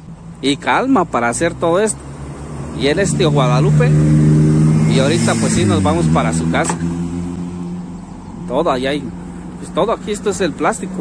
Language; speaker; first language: Spanish; native; Spanish